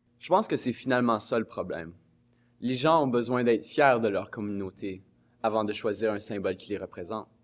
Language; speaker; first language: French; native; French